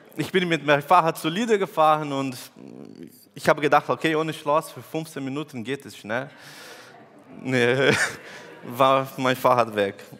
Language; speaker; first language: German; non-native, fluent; Portuguese